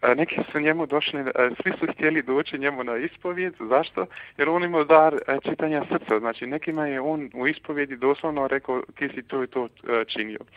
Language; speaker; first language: Croatian; early bilingual, heritage; Croatian